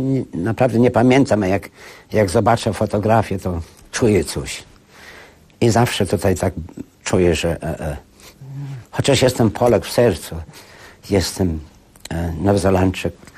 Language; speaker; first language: Polish; early bilingual, heritage; Polish